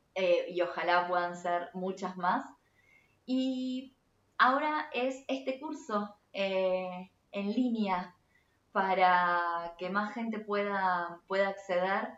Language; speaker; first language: Spanish; native; Spanish